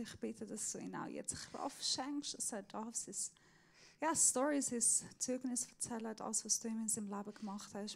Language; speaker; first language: German; non-native, fluent; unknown